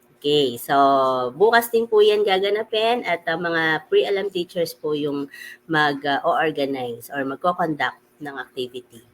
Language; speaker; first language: Filipino; native; Filipino